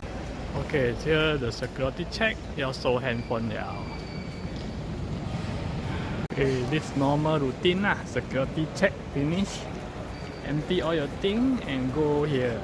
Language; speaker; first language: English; non-native, local second language; Chinese